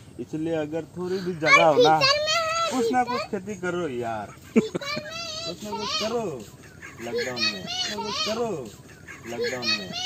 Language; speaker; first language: Hindi; non-native, local second language; Assamese